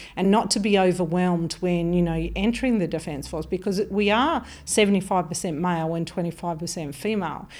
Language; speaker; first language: English; native; English